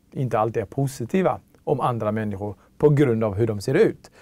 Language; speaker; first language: Swedish; early bilingual, other home language; Tigrinya